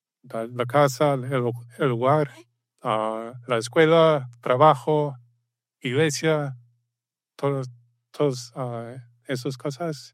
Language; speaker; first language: Spanish; non-native, learner; English